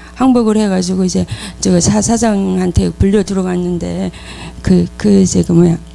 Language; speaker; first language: Korean; native; Korean